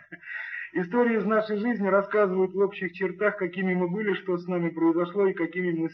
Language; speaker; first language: Russian; native; Russian